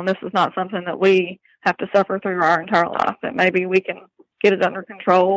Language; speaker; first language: English; native; English